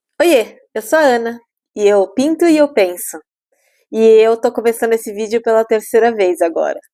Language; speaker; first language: Portuguese; native; Portuguese